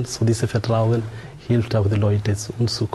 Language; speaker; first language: German; non-native, fluent; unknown